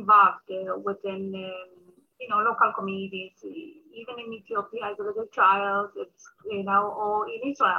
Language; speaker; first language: English; non-native, fluent; Amharic